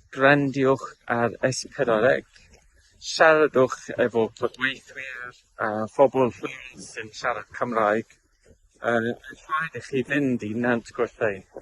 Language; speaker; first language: Welsh; non-native, learner; English